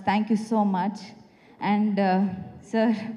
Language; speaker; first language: Telugu; non-native, fluent; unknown